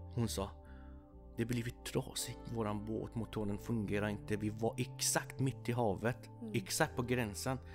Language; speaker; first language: Swedish; non-native, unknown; Persian